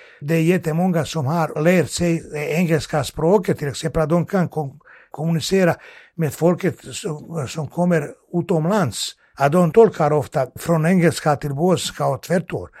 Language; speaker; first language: Swedish; non-native, fluent; Bosnian